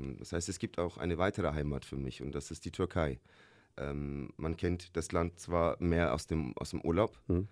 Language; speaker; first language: German; early bilingual, other home language; Turkish